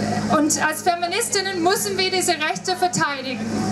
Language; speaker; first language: German; native; German